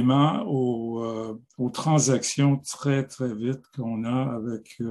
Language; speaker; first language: French; non-native, local second language; English